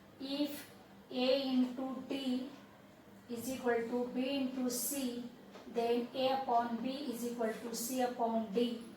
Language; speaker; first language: English; non-native, local second language; Marathi